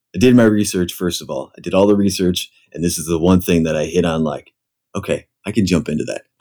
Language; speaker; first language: English; native; English